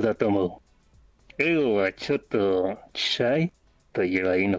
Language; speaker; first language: Japanese; non-native, learner; English